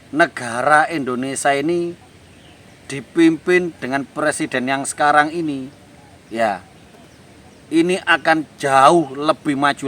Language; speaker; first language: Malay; non-native, local second language; Javanese